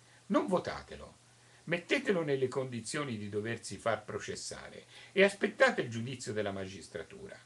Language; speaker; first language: Italian; native; Italian